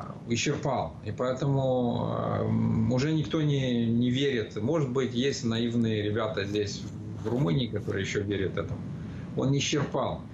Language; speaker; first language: Russian; non-native, local second language; Romanian